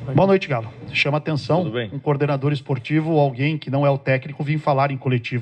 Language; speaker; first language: Portuguese; native; Portuguese